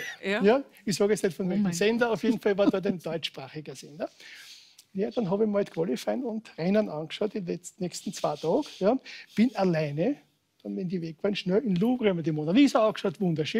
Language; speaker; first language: German; native; German